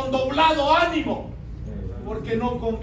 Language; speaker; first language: Spanish; native; Spanish